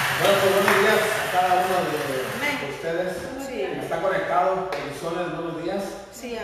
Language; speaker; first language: Spanish; native; Spanish